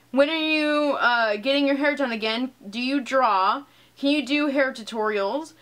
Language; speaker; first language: English; native; English